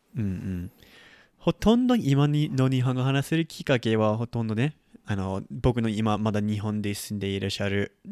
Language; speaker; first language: Japanese; non-native, fluent; English